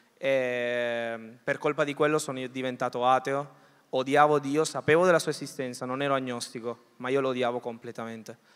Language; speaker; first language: Italian; early bilingual, other home language; Spanish